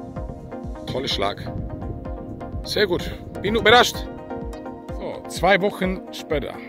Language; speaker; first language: German; non-native, fluent; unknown